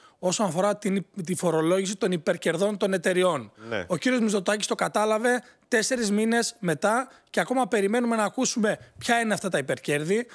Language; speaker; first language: Greek; native; Greek